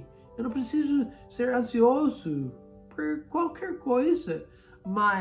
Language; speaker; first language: Portuguese; non-native, fluent; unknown